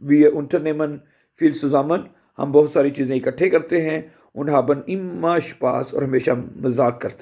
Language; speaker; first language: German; non-native, fluent; Urdu